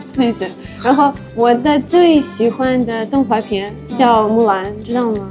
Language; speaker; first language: Chinese; non-native, fluent; Russian